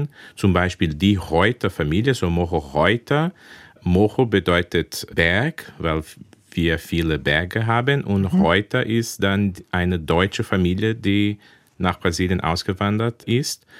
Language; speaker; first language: German; early bilingual, heritage; German